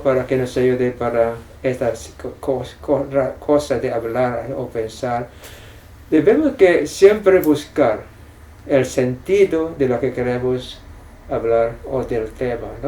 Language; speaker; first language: Spanish; non-native, fluent; English